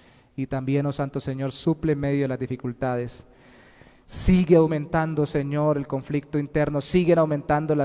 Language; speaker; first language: Spanish; native; Spanish